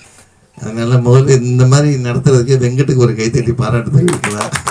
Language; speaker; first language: Tamil; native; Tamil